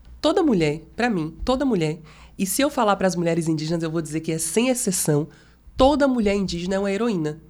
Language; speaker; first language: Portuguese; native; Portuguese